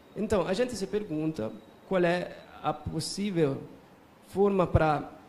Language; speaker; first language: Portuguese; non-native, fluent; Italian